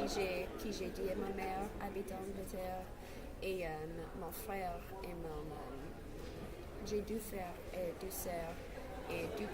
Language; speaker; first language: French; non-native, learner; English